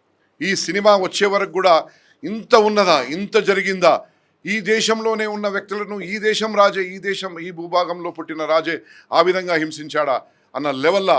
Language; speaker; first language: Telugu; native; Telugu